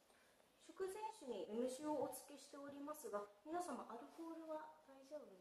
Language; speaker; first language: Japanese; native; Japanese